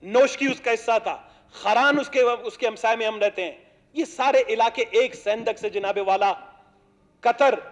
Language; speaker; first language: Urdu; non-native, local second language; Baluchi